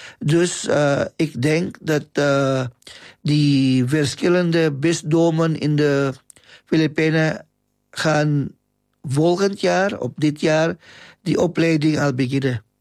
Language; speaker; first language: Dutch; non-native, fluent; Filipino